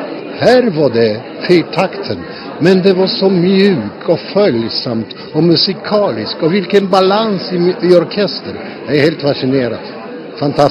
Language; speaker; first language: Swedish; non-native, fluent; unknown